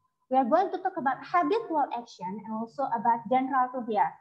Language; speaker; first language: English; non-native, fluent; Indonesian